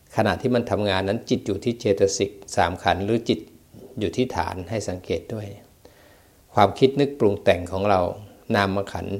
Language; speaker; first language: Thai; native; Thai